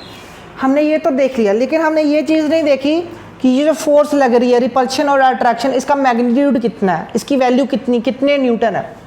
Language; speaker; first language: Hindi; non-native, local second language; Punjabi